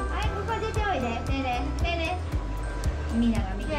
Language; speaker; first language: Japanese; native; Japanese